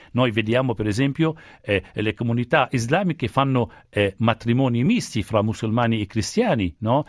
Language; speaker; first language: Italian; non-native, fluent; Arabic